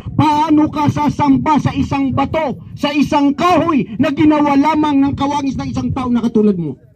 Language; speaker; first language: Filipino; non-native, local second language; Cebuano